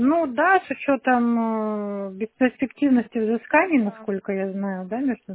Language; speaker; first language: Russian; native; Russian